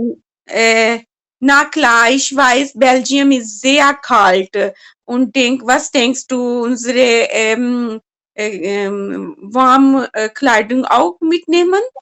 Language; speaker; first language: German; non-native, learner; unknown